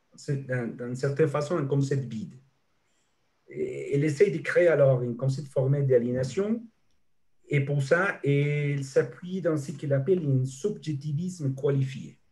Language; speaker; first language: French; non-native, fluent; Spanish